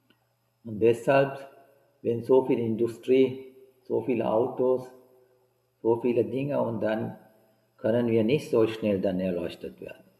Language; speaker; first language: German; non-native, fluent; Sinhala